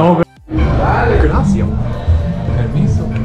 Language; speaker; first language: Spanish; non-native, learner; Japanese